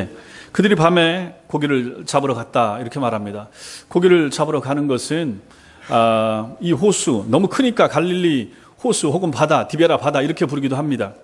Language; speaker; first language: Korean; native; Korean